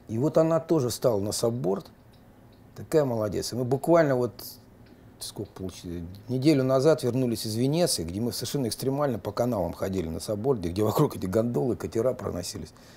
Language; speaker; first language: Russian; native; Russian